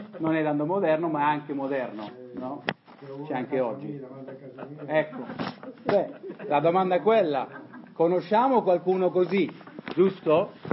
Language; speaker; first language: Italian; non-native, fluent; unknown